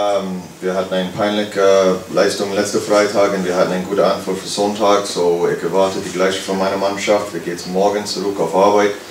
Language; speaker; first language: German; non-native, fluent; English